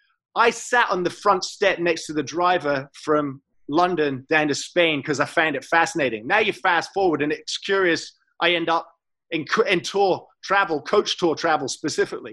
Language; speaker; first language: English; native; English